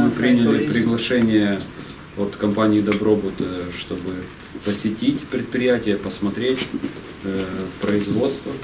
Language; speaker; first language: Russian; non-native, fluent; Italian